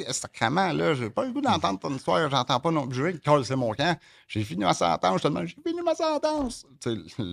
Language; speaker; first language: French; native; French